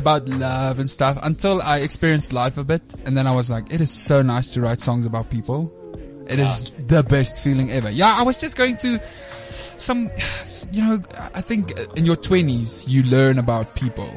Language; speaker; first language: English; non-native, local second language; Afrikaans